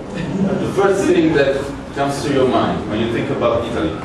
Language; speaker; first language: English; non-native, learner; Italian